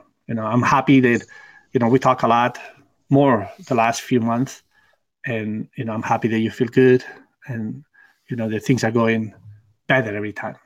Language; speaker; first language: English; non-native, fluent; Spanish